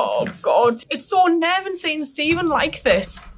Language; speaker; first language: English; native; English